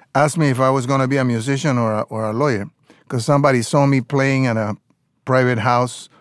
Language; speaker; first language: English; non-native, fluent; Spanish